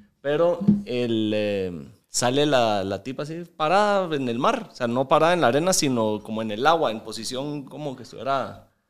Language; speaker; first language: Spanish; native; Spanish